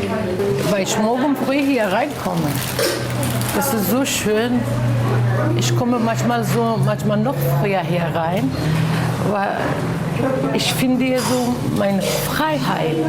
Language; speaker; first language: German; non-native, learner; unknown